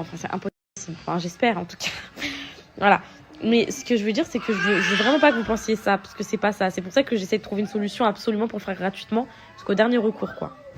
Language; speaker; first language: French; native; French